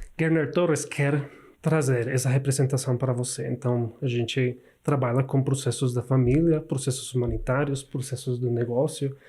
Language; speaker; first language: Portuguese; non-native, learner; Spanish